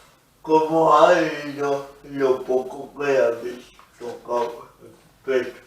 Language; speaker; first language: Spanish; non-native, local second language; Basque